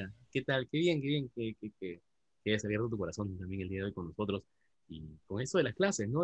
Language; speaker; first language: Spanish; native; Spanish